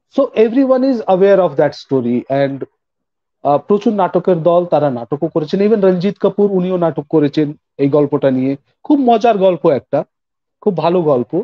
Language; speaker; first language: Bangla; non-native, local second language; Hindi